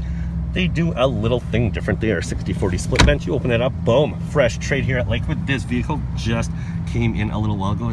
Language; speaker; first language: English; native; English